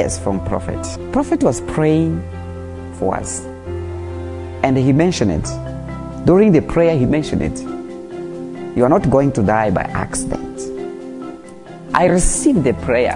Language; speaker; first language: English; non-native, fluent; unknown